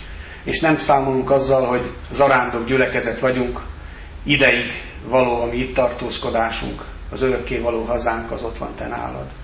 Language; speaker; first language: Hungarian; native; Hungarian